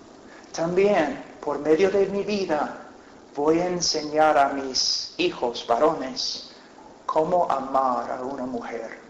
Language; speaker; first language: Spanish; non-native, fluent; English